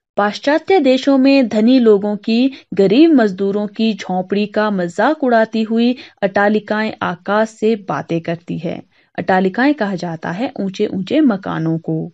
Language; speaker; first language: Hindi; native; Hindi